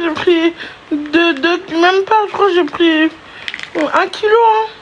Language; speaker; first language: French; native; French